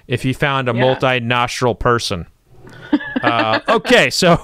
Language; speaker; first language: English; native; English